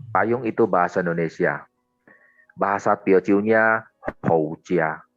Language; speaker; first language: Indonesian; non-native, local second language; Min Nan Chinese